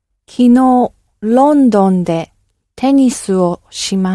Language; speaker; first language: Japanese; non-native, learner; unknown